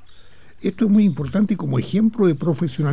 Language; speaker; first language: Spanish; native; Spanish